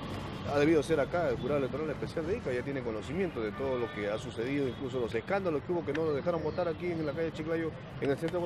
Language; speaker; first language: Spanish; native; Spanish